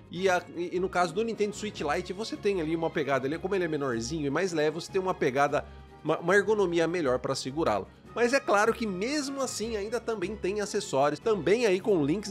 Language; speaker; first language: Portuguese; native; Portuguese